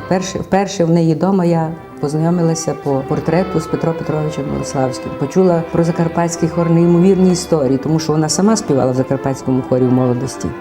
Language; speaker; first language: Ukrainian; native; Ukrainian